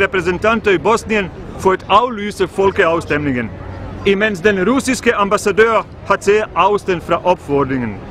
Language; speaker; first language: Danish; non-native, fluent; Bosnian